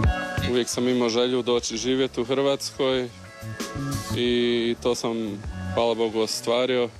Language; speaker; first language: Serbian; early bilingual, heritage; Serbian